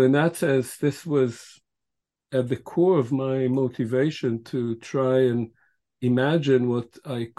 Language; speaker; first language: English; non-native, fluent; Hebrew